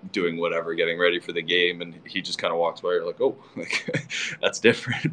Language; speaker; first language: English; native; English